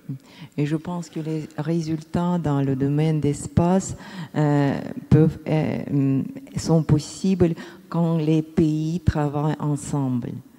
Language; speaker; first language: French; non-native, learner; Russian